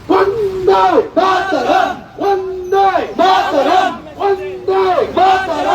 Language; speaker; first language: Hindi; non-native, local second language; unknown